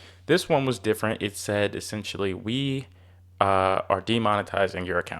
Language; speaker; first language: English; native; English